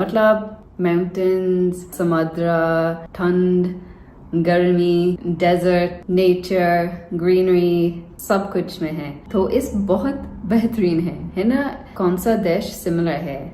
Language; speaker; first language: Hindi; non-native, learner; English